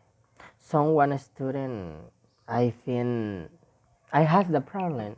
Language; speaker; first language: English; non-native, learner; Spanish